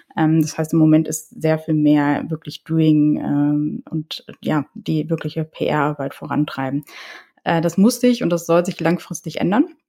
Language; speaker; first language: German; early bilingual, other home language; Polish